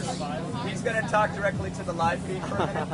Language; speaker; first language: English; native; English